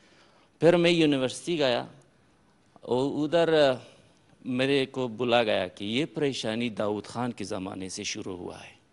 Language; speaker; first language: Hindi; non-native, fluent; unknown